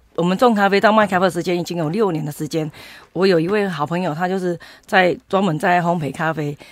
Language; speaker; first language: Chinese; native; Chinese